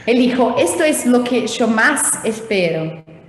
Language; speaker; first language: Spanish; non-native, fluent; Portuguese